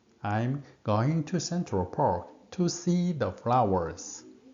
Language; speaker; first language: English; non-native, fluent; Korean